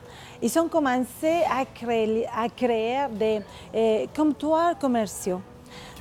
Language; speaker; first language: French; non-native, fluent; Spanish